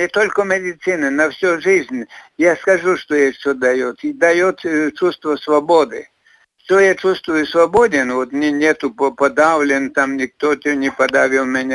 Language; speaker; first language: Russian; non-native, fluent; Latvian